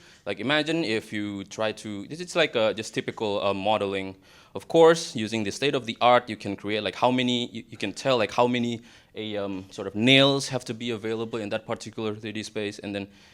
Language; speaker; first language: English; non-native, fluent; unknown